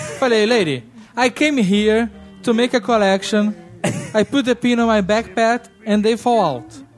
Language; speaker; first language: English; non-native, learner; Portuguese